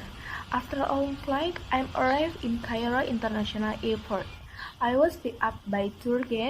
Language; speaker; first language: English; non-native, learner; Indonesian